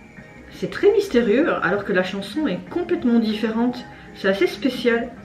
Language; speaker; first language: French; native; French